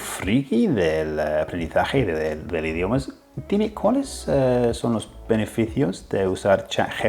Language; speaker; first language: Spanish; non-native, fluent; English